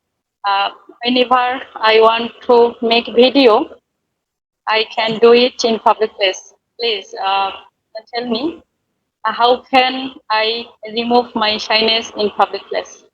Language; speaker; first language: English; non-native, learner; Bangla